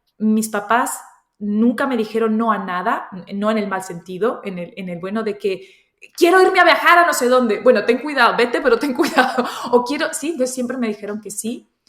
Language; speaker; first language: Spanish; native; Spanish